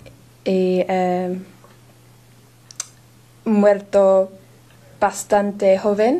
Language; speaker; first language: Spanish; non-native, learner; English